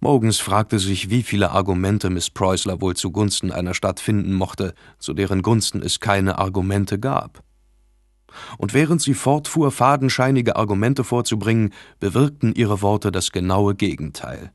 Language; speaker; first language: German; native; German